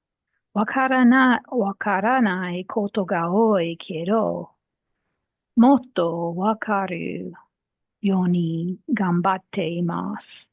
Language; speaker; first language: Japanese; non-native, learner; English